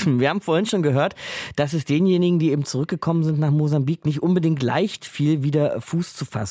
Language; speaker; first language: German; native; German